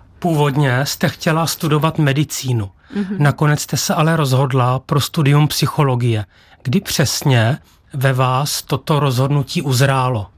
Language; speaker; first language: Czech; native; Czech